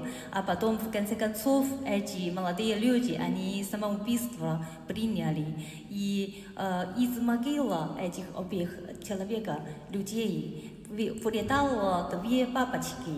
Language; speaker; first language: Russian; non-native, learner; Chinese